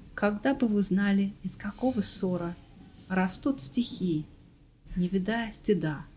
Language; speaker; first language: Russian; non-native, fluent; English